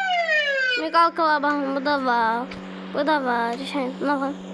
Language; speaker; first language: Turkish; non-native, learner; Azerbaijani